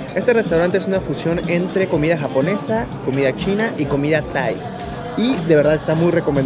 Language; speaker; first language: Spanish; native; Spanish